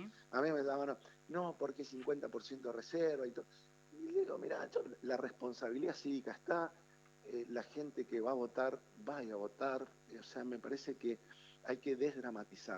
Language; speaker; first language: Spanish; native; Spanish